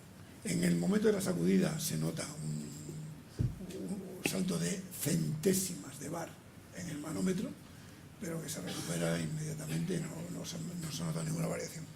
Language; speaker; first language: Spanish; native; Spanish